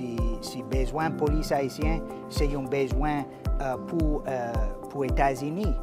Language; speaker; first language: Haitian Creole; non-native, fluent; English